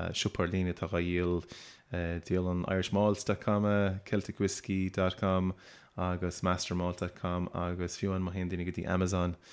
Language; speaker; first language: Irish; native; Irish